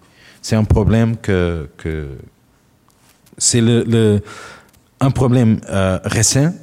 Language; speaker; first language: French; non-native, learner; Portuguese